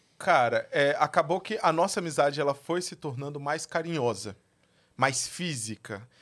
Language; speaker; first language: Portuguese; native; Portuguese